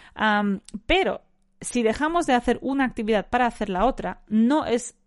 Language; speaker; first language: Spanish; non-native, fluent; English